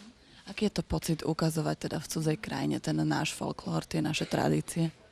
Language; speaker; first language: Slovak; native; Slovak